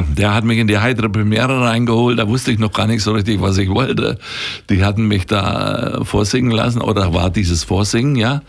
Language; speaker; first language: German; native; German